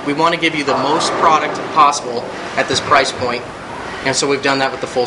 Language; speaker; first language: English; native; English